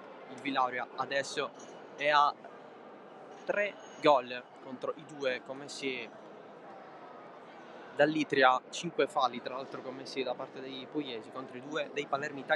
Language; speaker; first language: Italian; native; Italian